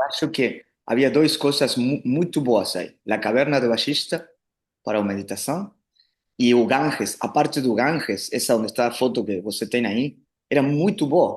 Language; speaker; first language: Portuguese; non-native, learner; Spanish